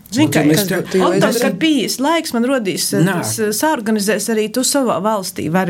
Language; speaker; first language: Latvian; native; Latvian